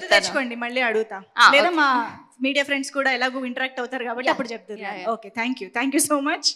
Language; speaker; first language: Telugu; native; Telugu